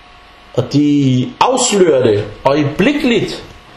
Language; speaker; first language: Danish; non-native, fluent; Arabic